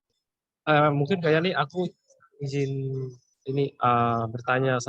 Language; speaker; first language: Indonesian; native; Indonesian